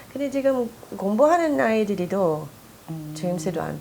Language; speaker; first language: Korean; non-native, fluent; English